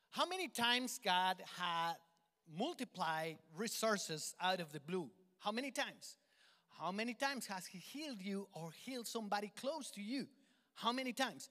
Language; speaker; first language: English; non-native, fluent; Spanish